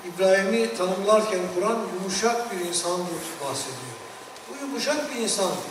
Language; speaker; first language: Turkish; native; Turkish